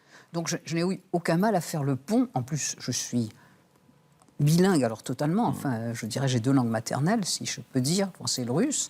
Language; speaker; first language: French; native; French